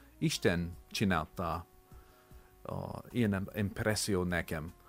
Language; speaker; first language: Hungarian; non-native, learner; English